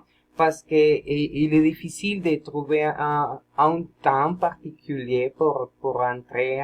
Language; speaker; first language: French; non-native, learner; Spanish